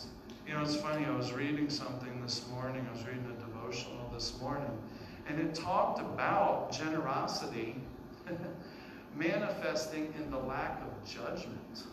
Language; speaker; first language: English; native; English